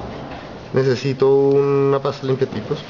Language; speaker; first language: Spanish; native; Spanish